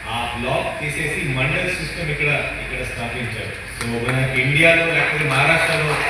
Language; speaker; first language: Telugu; non-native, local second language; Marathi